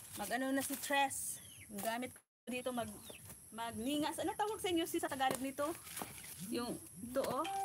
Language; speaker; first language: Filipino; non-native, local second language; Bikol